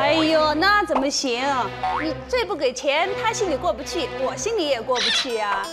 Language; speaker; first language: Chinese; native; Chinese